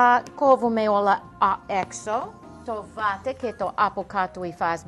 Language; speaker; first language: Greek; non-native, learner; English